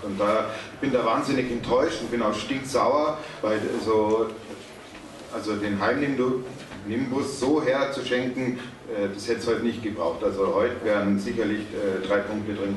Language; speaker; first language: German; native; German